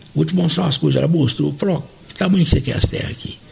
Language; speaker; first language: Portuguese; native; Portuguese